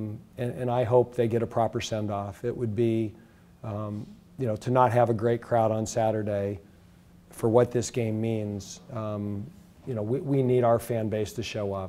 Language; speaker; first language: English; native; English